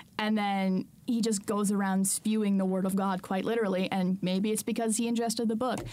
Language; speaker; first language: English; native; English